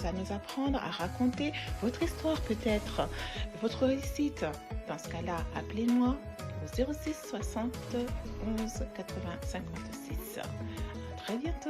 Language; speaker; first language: French; native; French